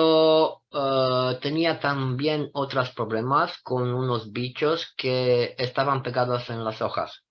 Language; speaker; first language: Spanish; non-native, fluent; Romanian